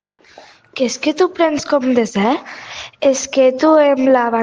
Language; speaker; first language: French; non-native, learner; Catalan